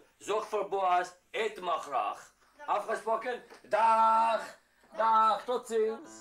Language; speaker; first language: Dutch; non-native, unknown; Arabic